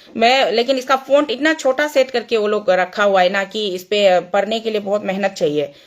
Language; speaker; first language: Hindi; non-native, local second language; Nyishi